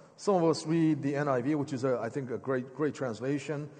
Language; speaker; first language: English; native; English